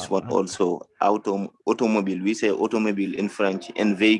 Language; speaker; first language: English; non-native, fluent; French